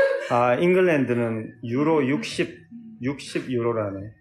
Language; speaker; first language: Korean; native; Korean